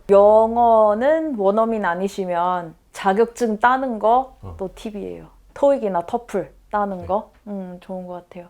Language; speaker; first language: Korean; non-native, fluent; Malay